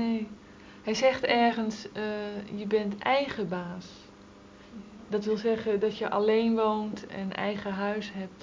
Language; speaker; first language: Dutch; native; Dutch